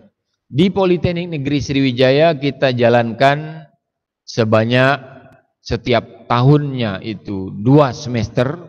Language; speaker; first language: Indonesian; native; Indonesian